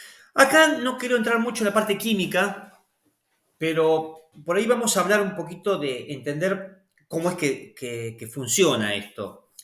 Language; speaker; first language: Spanish; native; Spanish